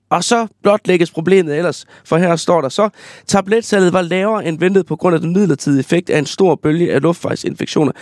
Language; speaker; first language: Danish; native; Danish